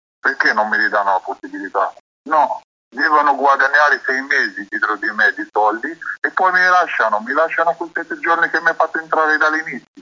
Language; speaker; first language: Italian; non-native, learner; Arabic